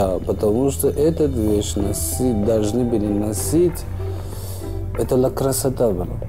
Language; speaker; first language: Russian; non-native, learner; Persian